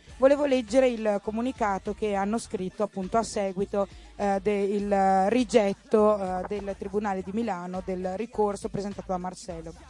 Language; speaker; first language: Italian; native; Italian